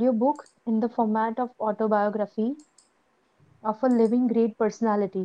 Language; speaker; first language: English; non-native, local second language; Gujarati